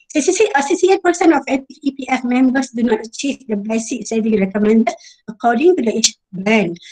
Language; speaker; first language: English; non-native, local second language; Malay